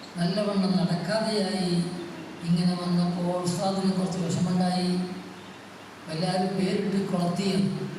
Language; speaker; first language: Malayalam; native; Malayalam